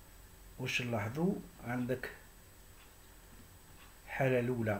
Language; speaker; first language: Arabic; native; Arabic